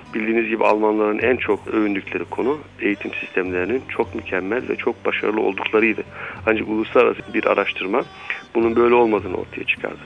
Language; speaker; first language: Turkish; native; Turkish